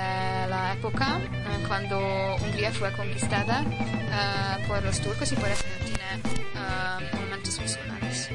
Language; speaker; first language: Spanish; non-native, fluent; Hungarian